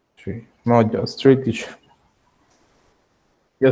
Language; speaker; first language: English; non-native, learner; Spanish